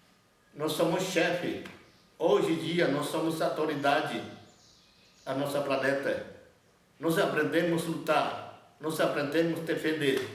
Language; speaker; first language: Portuguese; non-native, local second language; Yanomámi